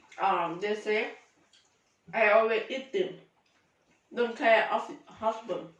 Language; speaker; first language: English; non-native, learner; Thai